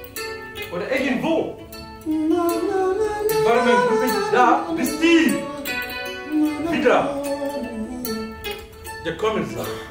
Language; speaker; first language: German; non-native, learner; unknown